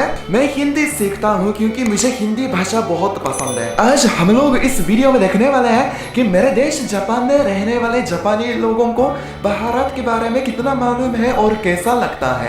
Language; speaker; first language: Hindi; non-native, fluent; Japanese